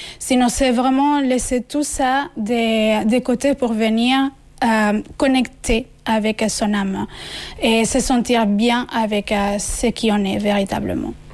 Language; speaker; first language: French; non-native, fluent; Spanish